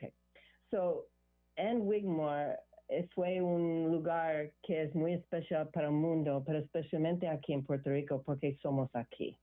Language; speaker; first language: Spanish; non-native, learner; English